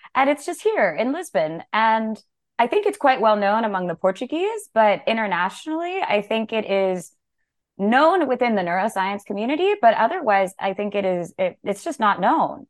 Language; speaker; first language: English; native; English